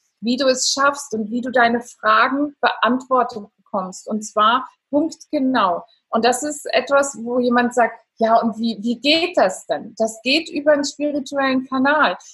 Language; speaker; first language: German; non-native, fluent; Italian